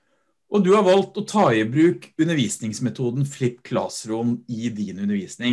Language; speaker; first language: Norwegian; native; Norwegian